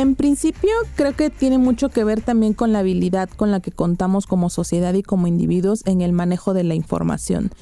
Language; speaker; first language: Spanish; native; Spanish